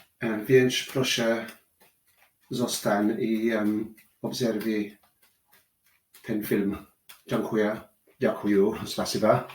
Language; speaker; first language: Polish; non-native, learner; English